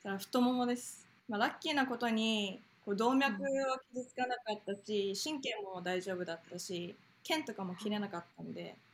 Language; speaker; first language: Japanese; native; Japanese